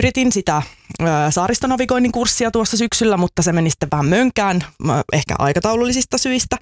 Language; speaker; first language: Finnish; native; Finnish